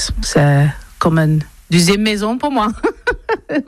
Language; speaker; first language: French; non-native, learner; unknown